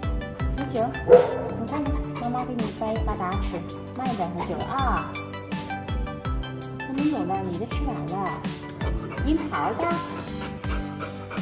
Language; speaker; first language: Chinese; native; Chinese